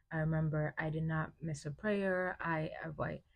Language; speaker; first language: English; early bilingual, other home language; Wolof